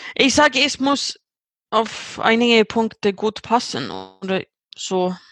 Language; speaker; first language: German; non-native, fluent; Swedish